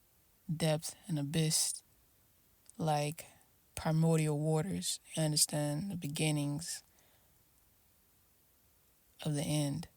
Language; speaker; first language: English; native; English